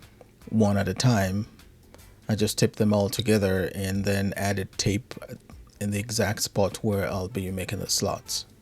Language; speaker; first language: English; native; English